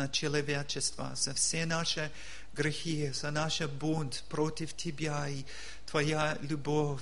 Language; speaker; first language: Russian; non-native, learner; English